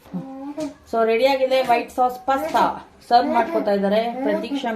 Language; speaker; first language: Kannada; native; Kannada